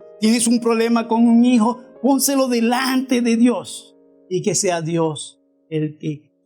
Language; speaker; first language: Spanish; native; Spanish